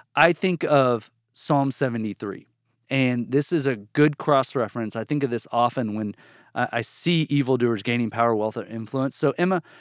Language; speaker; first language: English; native; English